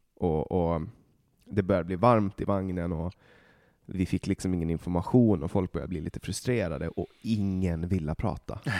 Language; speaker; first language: Swedish; native; Swedish